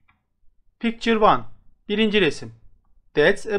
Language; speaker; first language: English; non-native, fluent; Turkish